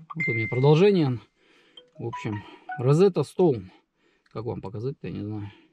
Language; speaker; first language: Russian; native; Russian